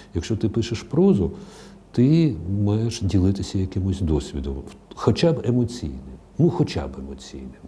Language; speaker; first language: Ukrainian; non-native, local second language; Russian